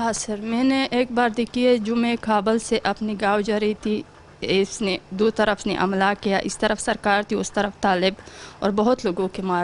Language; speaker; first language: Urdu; non-native, learner; Pashto